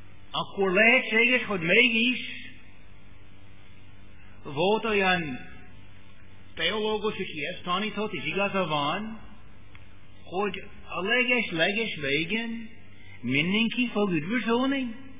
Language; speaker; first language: Hungarian; non-native, fluent; English